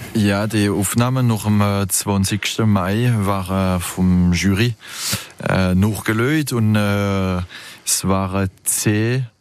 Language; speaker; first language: German; non-native, local second language; French